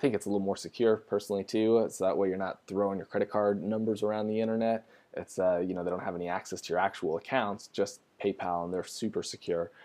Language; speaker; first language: English; native; English